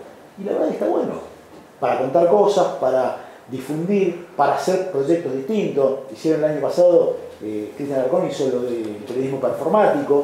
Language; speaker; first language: Spanish; native; Spanish